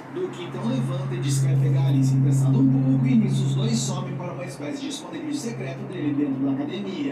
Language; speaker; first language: Portuguese; native; Portuguese